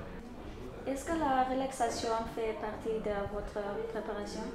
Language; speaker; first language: French; non-native, learner; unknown